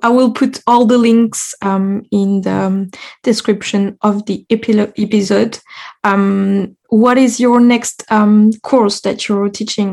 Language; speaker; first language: English; non-native, fluent; French